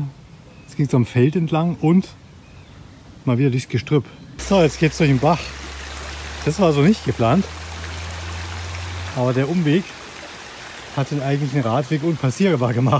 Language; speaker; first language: German; native; German